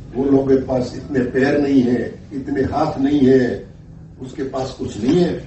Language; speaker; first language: Hindi; non-native, local second language; Gujarati